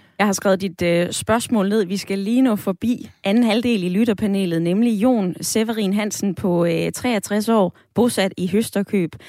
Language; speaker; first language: Danish; native; Danish